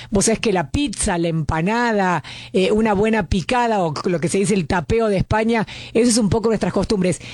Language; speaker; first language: Spanish; native; Spanish